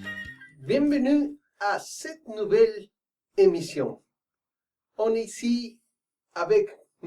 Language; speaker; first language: French; non-native, fluent; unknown